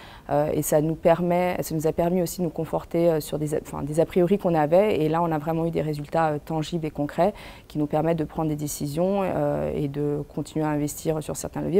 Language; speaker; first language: French; native; French